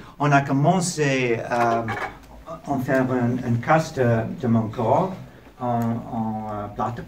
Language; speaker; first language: French; non-native, learner; English